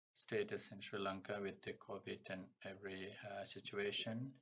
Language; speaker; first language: English; non-native, local second language; Sinhala